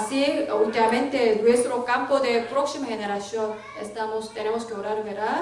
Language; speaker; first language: Spanish; non-native, learner; Korean